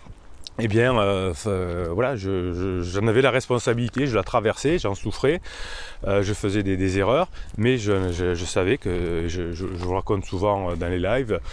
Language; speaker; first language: French; native; French